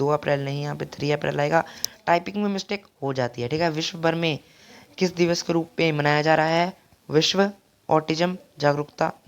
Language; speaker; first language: Hindi; native; Hindi